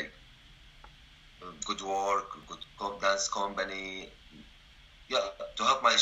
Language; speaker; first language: English; non-native, learner; Arabic